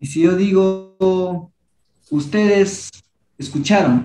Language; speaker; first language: Spanish; non-native, local second language; Quechua